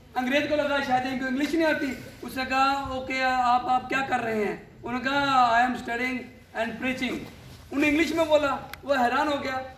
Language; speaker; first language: Hindi; non-native, local second language; Dogri